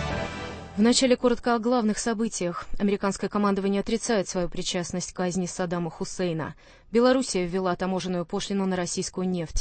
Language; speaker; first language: Russian; native; Russian